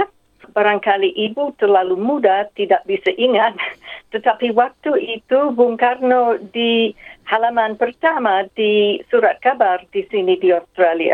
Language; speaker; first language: Indonesian; non-native, fluent; English